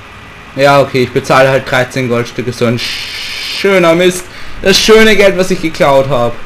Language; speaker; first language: German; native; German